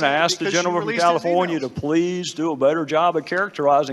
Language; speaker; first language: English; native; English